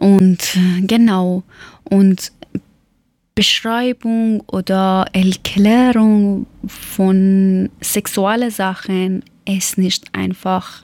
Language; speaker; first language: German; non-native, learner; Persian